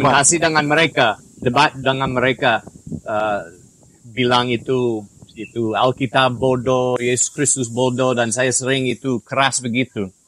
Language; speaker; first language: Indonesian; non-native, fluent; English